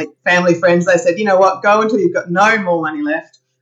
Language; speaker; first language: English; native; English